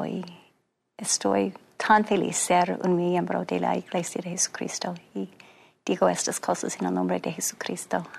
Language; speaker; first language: Spanish; non-native, fluent; English